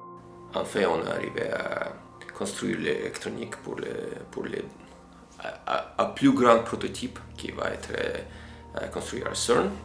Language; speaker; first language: French; non-native, fluent; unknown